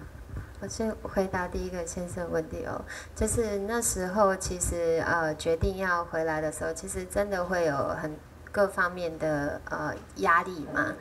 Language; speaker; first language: Chinese; native; Chinese